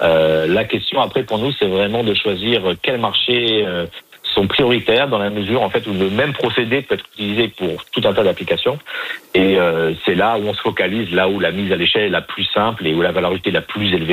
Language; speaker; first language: French; native; French